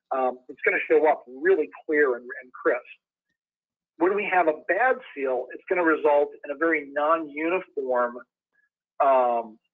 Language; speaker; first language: English; native; English